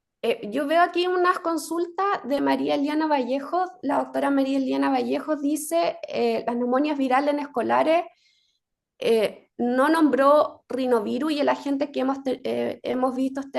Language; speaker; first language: Spanish; native; Spanish